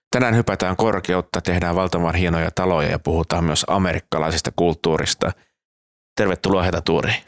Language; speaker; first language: Finnish; native; Finnish